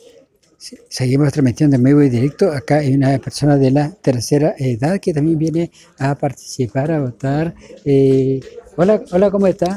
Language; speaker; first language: Spanish; native; Spanish